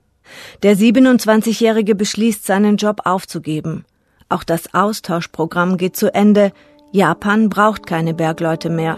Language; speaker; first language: German; native; German